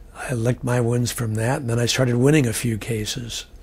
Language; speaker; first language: English; native; English